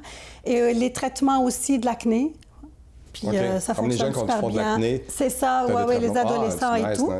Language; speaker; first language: French; native; French